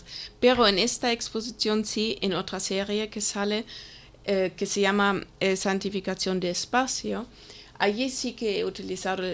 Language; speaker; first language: Spanish; non-native, fluent; German